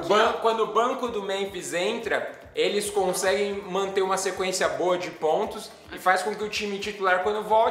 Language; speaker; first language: Portuguese; native; Portuguese